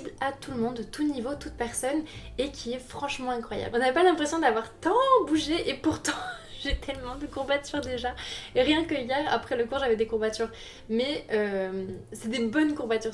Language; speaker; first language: French; native; French